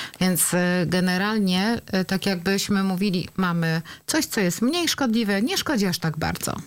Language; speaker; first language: Polish; native; Polish